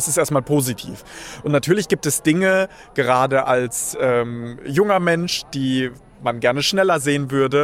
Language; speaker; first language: German; early bilingual, other home language; Russian